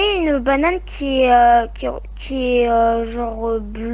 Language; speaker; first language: French; native; French